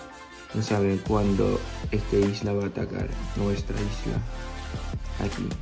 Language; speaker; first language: Spanish; non-native, fluent; Filipino